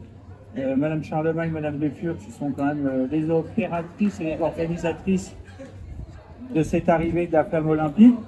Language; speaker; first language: French; native; French